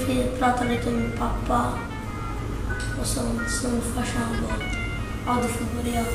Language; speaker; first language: Swedish; non-native, local second language; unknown